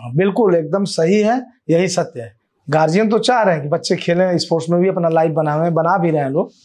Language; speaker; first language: Hindi; native; Hindi